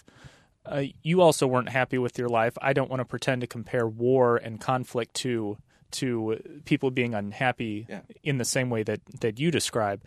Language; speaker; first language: English; native; English